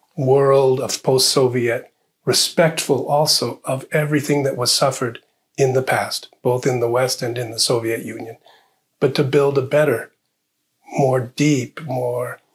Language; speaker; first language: English; native; English